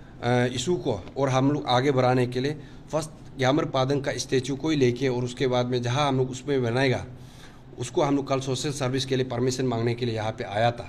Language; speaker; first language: Hindi; non-native, local second language; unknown